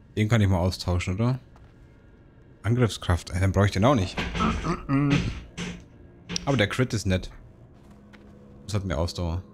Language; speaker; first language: German; native; German